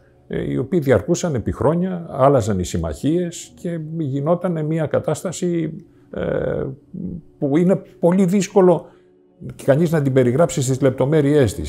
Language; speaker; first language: Greek; native; Greek